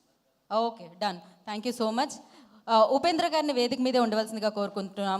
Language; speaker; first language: Telugu; native; Telugu